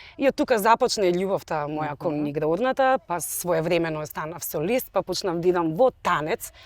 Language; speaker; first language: Macedonian; native; Macedonian